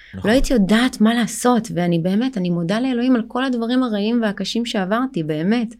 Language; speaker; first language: Hebrew; early bilingual, other home language; Russian